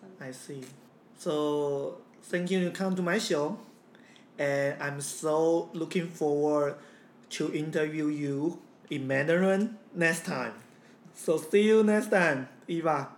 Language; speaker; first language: English; non-native, fluent; Chinese